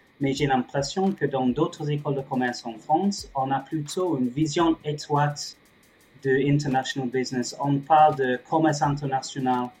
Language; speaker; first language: French; non-native, fluent; English